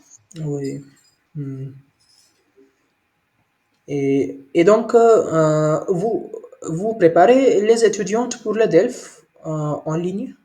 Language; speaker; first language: French; non-native, learner; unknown